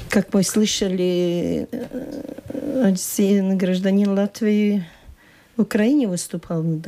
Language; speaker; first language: Russian; non-native, local second language; Latvian